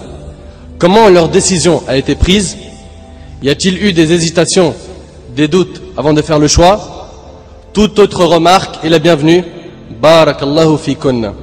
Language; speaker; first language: French; native; French